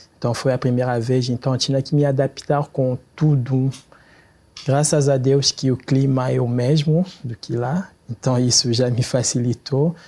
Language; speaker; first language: Portuguese; non-native, fluent; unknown